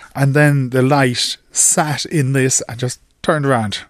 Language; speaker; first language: English; native; English